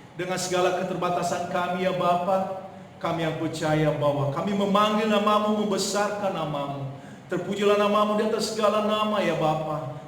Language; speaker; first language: Indonesian; non-native, local second language; Nias